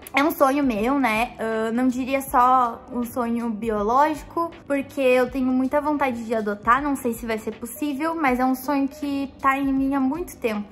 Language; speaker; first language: Portuguese; native; Portuguese